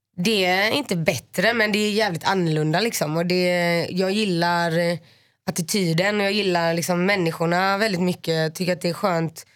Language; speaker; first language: Swedish; native; Swedish